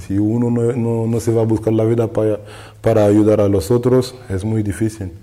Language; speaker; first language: Spanish; non-native, learner; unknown